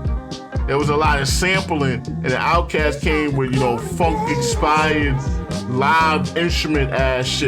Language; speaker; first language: English; native; English